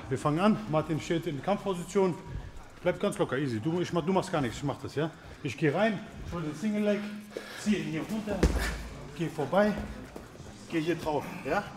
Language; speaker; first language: German; native; German